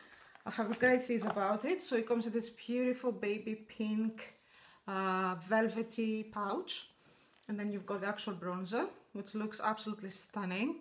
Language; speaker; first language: English; non-native, fluent; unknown